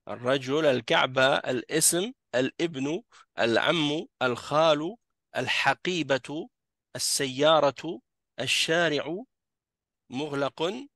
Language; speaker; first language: Arabic; non-native, fluent; French